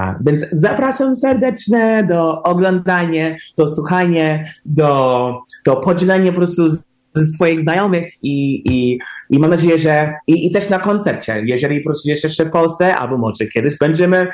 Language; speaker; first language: Polish; early bilingual, heritage; English